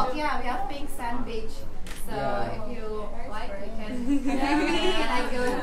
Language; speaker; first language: English; non-native, fluent; Indonesian